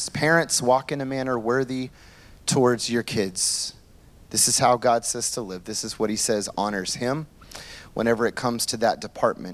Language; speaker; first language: English; native; English